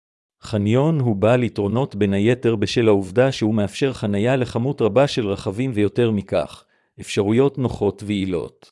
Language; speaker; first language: Hebrew; native; Hebrew